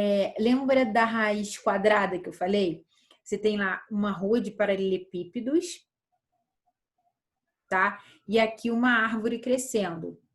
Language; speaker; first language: Portuguese; native; Portuguese